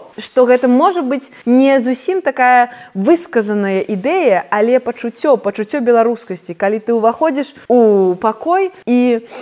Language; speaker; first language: Belarusian; non-native, local second language; Russian